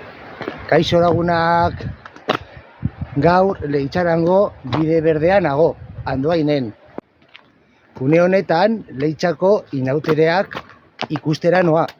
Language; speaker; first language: Basque; non-native, learner; Spanish